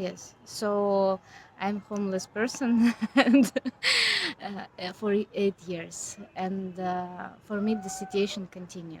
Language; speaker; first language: English; non-native, learner; Ukrainian